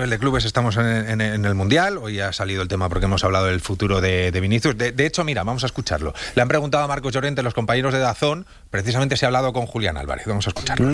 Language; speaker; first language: Spanish; native; Spanish